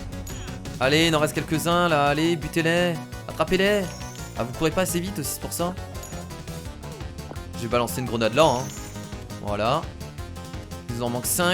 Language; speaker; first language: French; native; French